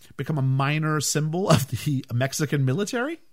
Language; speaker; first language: English; native; English